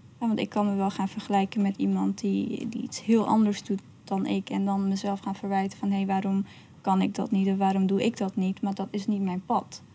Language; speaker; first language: Dutch; early bilingual, other home language; Persian